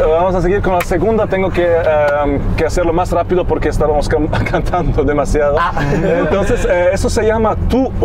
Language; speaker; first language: Spanish; non-native, learner; German